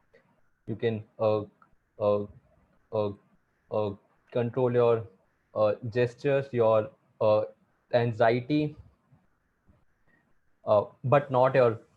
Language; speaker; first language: English; non-native, local second language; Hindi